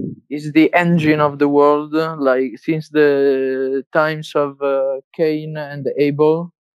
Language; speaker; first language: English; non-native, fluent; Italian